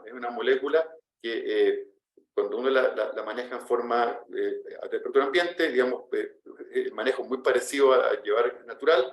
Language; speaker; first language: Spanish; native; Spanish